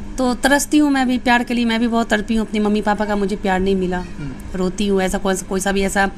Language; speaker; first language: Hindi; native; Hindi